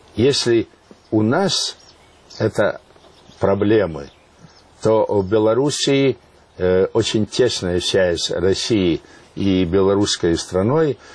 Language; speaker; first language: Russian; non-native, local second language; Latvian